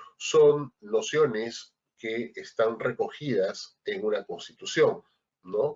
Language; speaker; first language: Spanish; native; Spanish